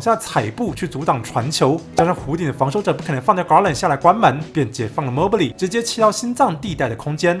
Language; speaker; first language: Chinese; native; Chinese